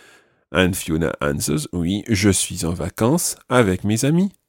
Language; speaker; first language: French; non-native, fluent; English